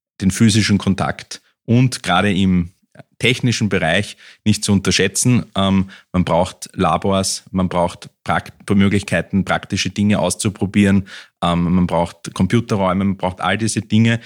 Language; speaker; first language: German; native; German